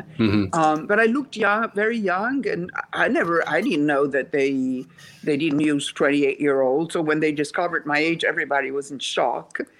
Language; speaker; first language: English; non-native, fluent; Italian